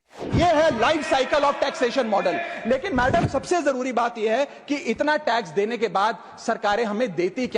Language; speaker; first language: Hindi; native; Hindi